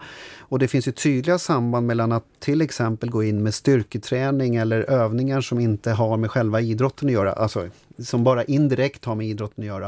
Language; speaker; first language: Swedish; native; Swedish